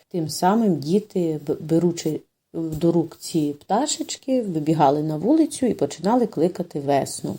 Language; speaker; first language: Ukrainian; native; Ukrainian